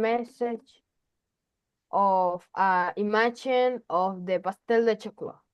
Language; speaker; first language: English; non-native, learner; Spanish